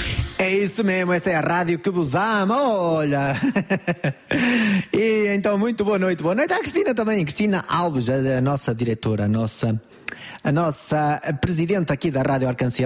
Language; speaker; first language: Portuguese; native; Portuguese